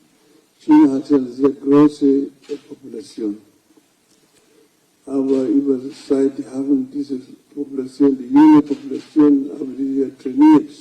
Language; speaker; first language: German; non-native, fluent; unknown